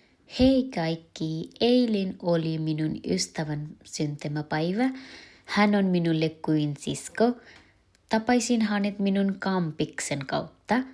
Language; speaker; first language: Finnish; non-native, learner; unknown